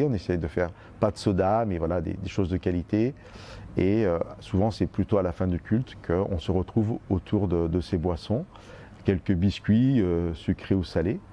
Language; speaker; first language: French; native; French